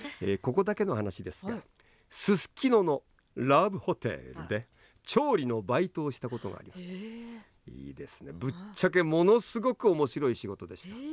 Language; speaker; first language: Japanese; native; Japanese